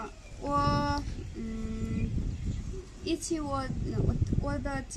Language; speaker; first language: Chinese; non-native, learner; Nepali